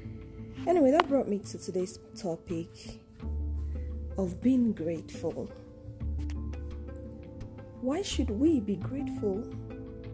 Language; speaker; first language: English; non-native, local second language; Yoruba